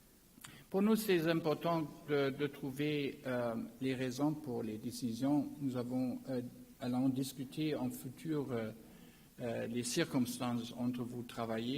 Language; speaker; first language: French; non-native, learner; German